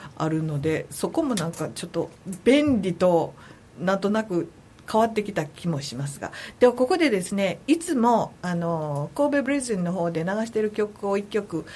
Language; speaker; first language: Japanese; native; Japanese